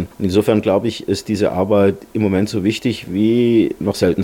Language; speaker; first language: German; native; German